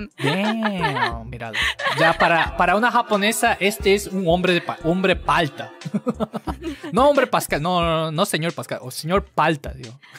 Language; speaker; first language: Spanish; non-native, fluent; Japanese